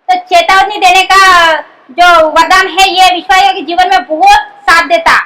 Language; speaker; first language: Hindi; non-native, local second language; Marathi